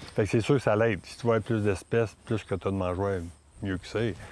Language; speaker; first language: French; native; French